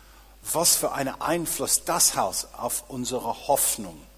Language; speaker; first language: German; non-native, fluent; English